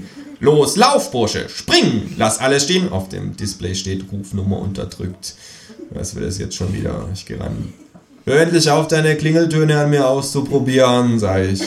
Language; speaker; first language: German; native; German